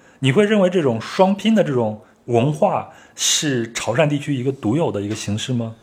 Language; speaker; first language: Chinese; native; Chinese